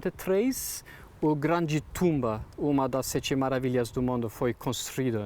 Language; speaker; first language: Portuguese; non-native, learner; Turkish